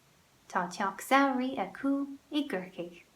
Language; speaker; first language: Irish; non-native, local second language; English